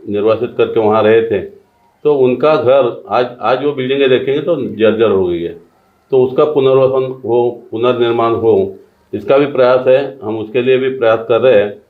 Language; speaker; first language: Hindi; non-native, local second language; Marathi